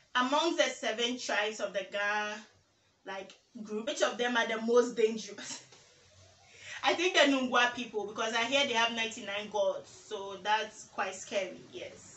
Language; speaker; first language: English; non-native, local second language; Ga